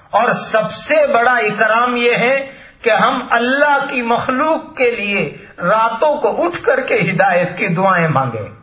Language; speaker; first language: Urdu; non-native, local second language; Gujarati